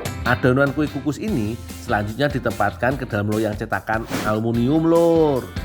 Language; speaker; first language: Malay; non-native, local second language; Javanese